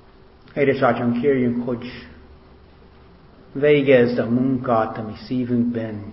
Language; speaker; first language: Hungarian; non-native, fluent; English